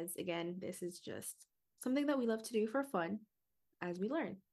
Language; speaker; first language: English; early bilingual, other home language; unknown